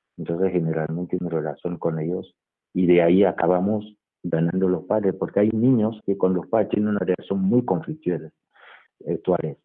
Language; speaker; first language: Spanish; non-native, fluent; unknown